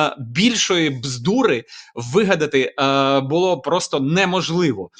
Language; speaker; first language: Ukrainian; native; Ukrainian